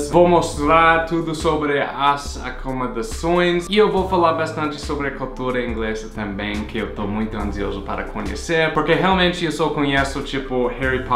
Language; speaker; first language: Portuguese; non-native, fluent; English